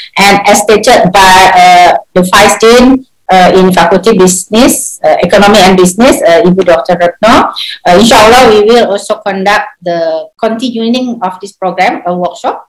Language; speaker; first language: English; non-native, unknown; Indonesian